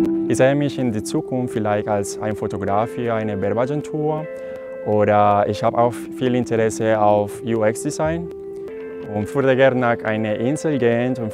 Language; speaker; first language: German; non-native, local second language; Spanish